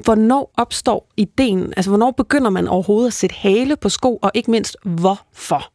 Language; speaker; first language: Danish; native; Danish